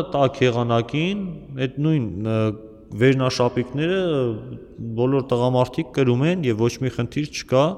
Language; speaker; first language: Armenian; native; Armenian